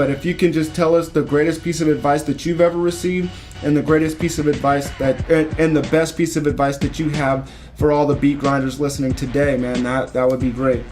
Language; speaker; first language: English; native; English